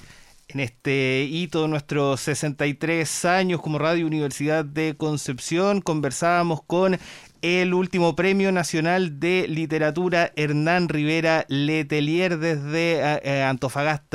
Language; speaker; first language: Spanish; native; Spanish